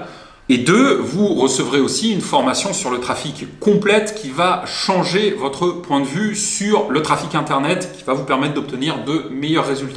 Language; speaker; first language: French; native; French